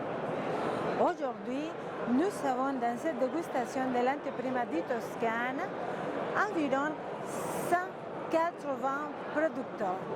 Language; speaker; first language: French; non-native, fluent; Spanish